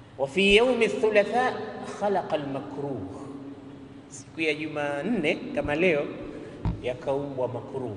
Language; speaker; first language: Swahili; native; Swahili